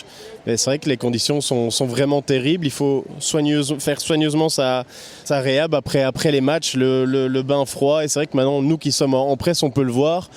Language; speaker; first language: French; native; French